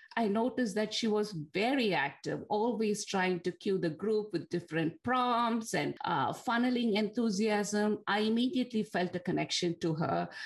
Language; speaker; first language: English; non-native, local second language; Tamil